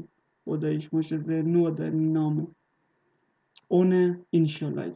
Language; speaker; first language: German; non-native, learner; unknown